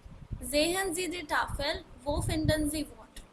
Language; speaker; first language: German; non-native, fluent; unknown